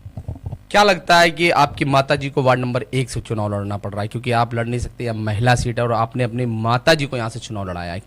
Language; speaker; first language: Hindi; native; Hindi